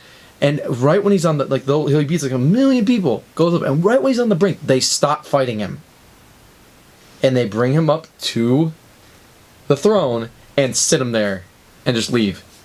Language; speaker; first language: English; native; English